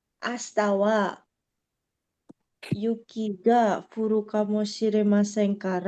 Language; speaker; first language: Japanese; non-native, learner; Indonesian